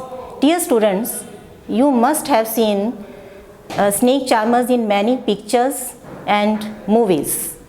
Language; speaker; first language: English; non-native, local second language; Gujarati